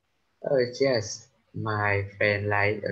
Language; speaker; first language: English; non-native, learner; Vietnamese